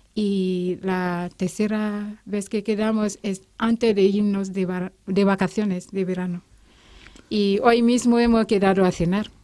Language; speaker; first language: Spanish; non-native, fluent; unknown